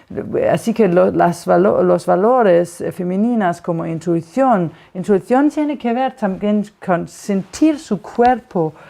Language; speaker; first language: Spanish; non-native, fluent; Danish